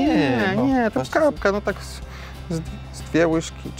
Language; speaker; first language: Polish; native; Polish